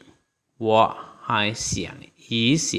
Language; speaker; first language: Chinese; non-native, fluent; Lao